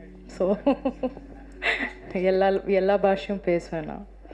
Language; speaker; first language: Tamil; non-native, local second language; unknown